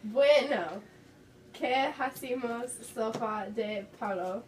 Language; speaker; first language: Spanish; non-native, learner; English